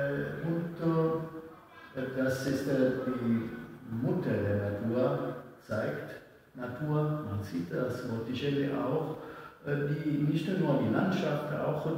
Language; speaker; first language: German; non-native, fluent; Italian